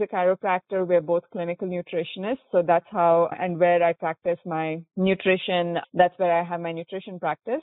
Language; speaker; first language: English; non-native, local second language; Konkani